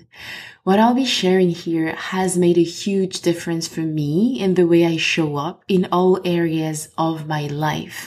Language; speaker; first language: English; non-native, fluent; French